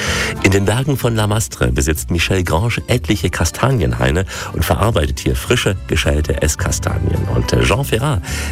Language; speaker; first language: German; native; German